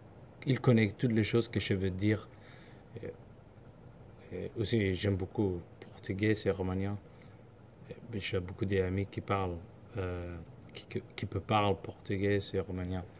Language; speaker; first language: French; non-native, learner; Somali